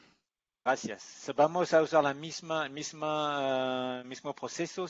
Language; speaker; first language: Spanish; non-native, learner; English